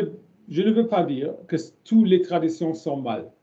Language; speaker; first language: French; non-native, learner; German